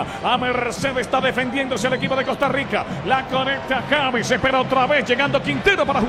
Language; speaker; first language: Spanish; native; Spanish